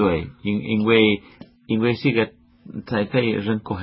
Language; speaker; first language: Chinese; non-native, fluent; Spanish